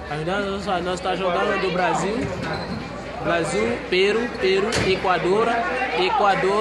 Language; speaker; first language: Portuguese; non-native, learner; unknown